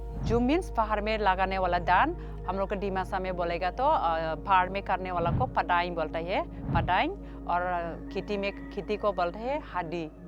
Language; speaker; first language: Hindi; non-native, local second language; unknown